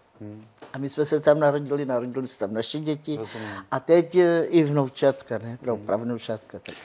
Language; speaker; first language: Czech; non-native, local second language; Romany